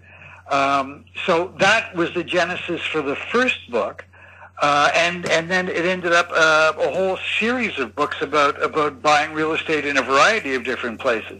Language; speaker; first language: English; native; English